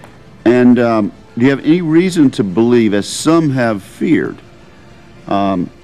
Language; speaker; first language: English; native; English